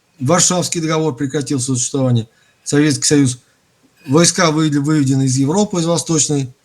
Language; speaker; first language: Russian; native; Russian